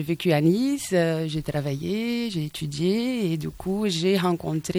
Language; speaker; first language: French; non-native, fluent; Portuguese